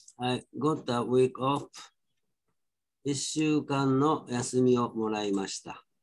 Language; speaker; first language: Japanese; native; Japanese